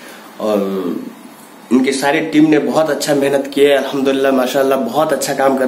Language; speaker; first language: Hindi; native; Hindi